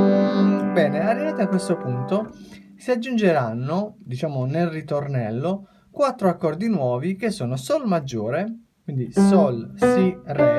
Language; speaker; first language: Italian; native; Italian